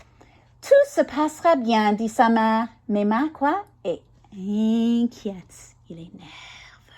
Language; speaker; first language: French; non-native, learner; English